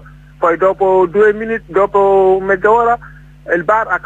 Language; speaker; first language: Italian; non-native, fluent; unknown